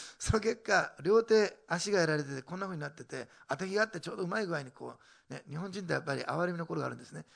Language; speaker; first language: Japanese; native; Japanese